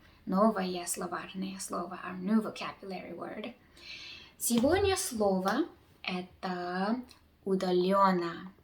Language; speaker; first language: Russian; early bilingual, heritage; Russian